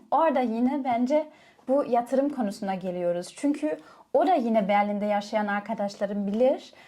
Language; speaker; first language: Turkish; non-native, fluent; German